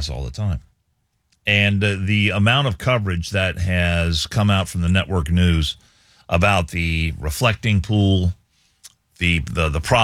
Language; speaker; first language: English; native; English